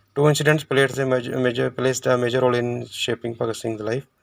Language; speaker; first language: English; non-native, local second language; Punjabi